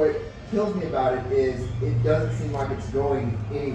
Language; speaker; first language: English; native; English